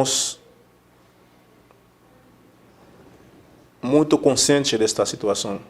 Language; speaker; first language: Portuguese; non-native, fluent; Haitian Creole